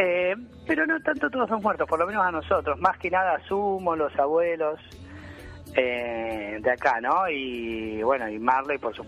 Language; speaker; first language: Spanish; native; Spanish